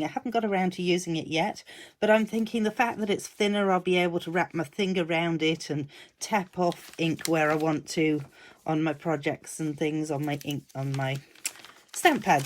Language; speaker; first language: English; native; English